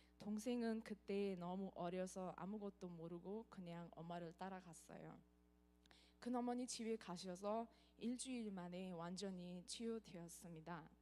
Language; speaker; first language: Korean; non-native, fluent; Nepali